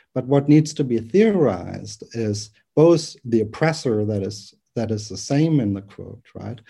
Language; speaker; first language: English; non-native, fluent; German